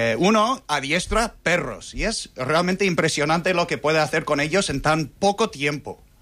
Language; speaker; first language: Spanish; non-native, fluent; English